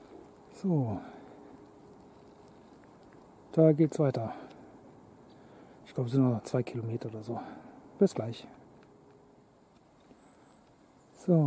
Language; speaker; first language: German; native; German